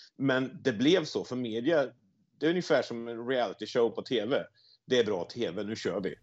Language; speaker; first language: Swedish; native; Swedish